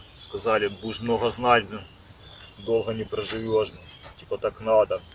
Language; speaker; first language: Russian; native; Russian